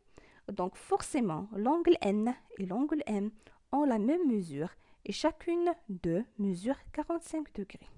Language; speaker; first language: French; non-native, local second language; Arabic